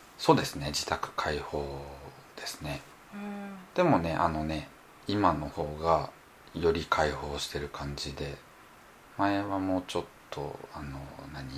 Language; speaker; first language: Japanese; native; Japanese